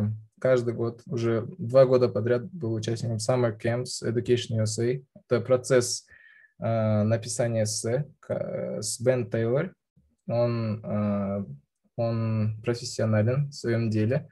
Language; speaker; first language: Russian; non-native, local second language; Kazakh